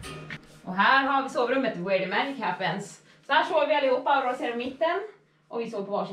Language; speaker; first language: Swedish; native; Swedish